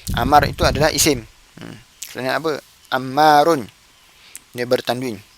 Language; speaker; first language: Malay; native; Malay